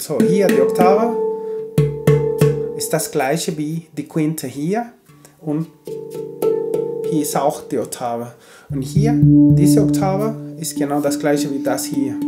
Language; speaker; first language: German; non-native, fluent; Spanish